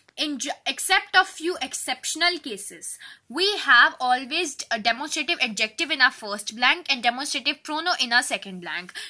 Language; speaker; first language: English; non-native, local second language; Hindi